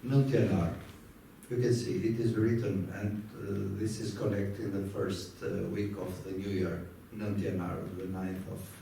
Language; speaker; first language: English; non-native, fluent; Albanian